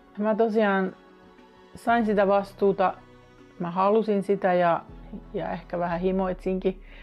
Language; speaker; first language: Finnish; native; Finnish